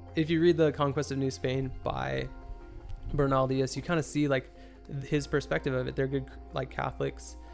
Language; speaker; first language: English; early bilingual, heritage; English